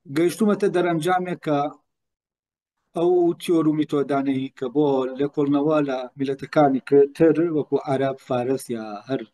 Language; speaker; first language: Central Kurdish; non-native, local second language; Gurani